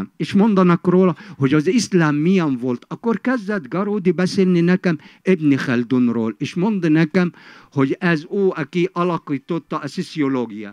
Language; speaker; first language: Hungarian; non-native, fluent; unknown